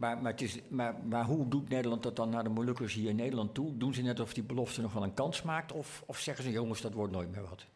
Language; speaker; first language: Dutch; native; Dutch